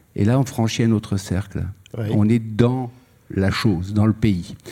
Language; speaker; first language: French; native; French